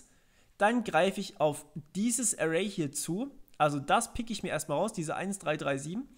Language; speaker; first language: German; native; German